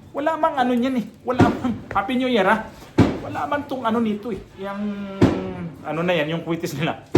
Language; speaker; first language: Filipino; non-native, local second language; Cebuano